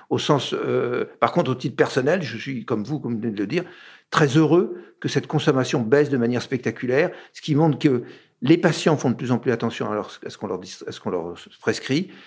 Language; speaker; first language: French; native; French